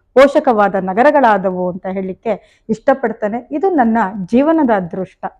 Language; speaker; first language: Kannada; native; Kannada